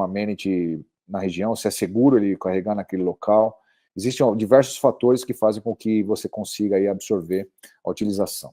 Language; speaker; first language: Portuguese; native; Portuguese